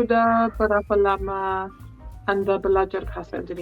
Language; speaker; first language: Indonesian; non-native, learner; English